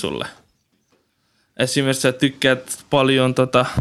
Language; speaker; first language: Finnish; non-native, learner; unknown